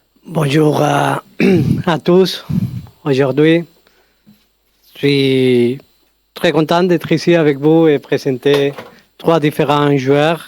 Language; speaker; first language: French; non-native, fluent; Spanish